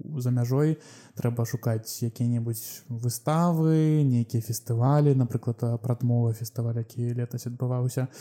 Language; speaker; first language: Belarusian; non-native, local second language; Russian